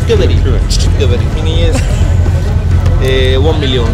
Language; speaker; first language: Russian; non-native, learner; Turkish